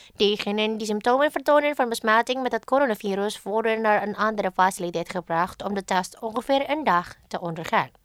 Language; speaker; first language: Dutch; non-native, fluent; Indonesian